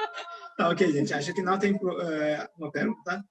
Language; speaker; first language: Portuguese; non-native, fluent; Turkish